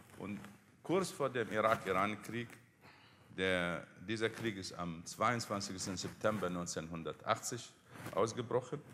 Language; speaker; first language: German; non-native, fluent; Arabic